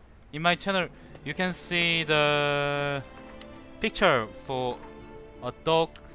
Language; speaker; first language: English; non-native, learner; Korean